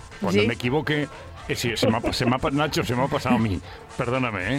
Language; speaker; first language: Spanish; native; Spanish